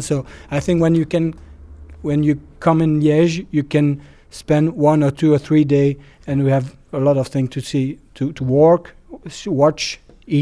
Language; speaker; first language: English; non-native, learner; French